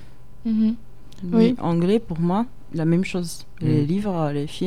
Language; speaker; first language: French; non-native, fluent; Slovak